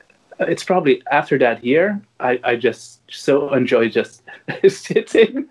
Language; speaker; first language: English; non-native, fluent; Dutch